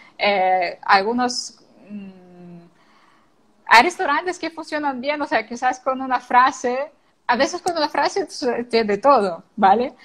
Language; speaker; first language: Spanish; non-native, fluent; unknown